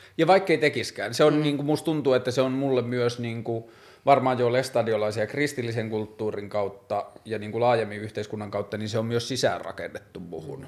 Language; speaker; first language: Finnish; native; Finnish